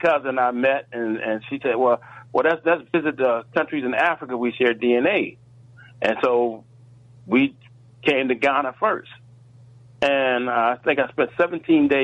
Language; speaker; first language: English; native; English